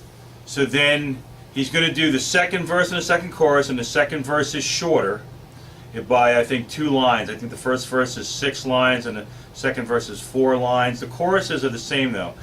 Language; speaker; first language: English; native; English